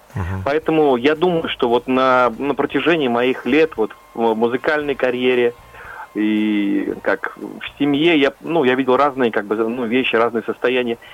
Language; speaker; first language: Russian; non-native, fluent; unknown